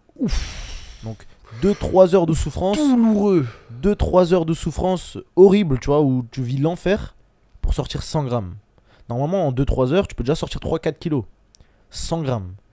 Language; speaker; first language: French; early bilingual, other home language; Chechen